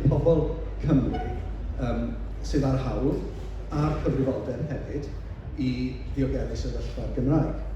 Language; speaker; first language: Welsh; native; Welsh